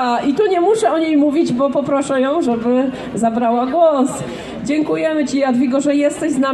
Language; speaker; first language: Polish; native; Polish